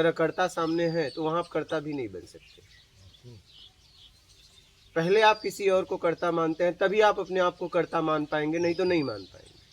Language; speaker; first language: Hindi; native; Hindi